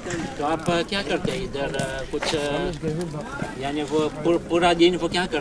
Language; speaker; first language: Hindi; non-native, learner; Gujarati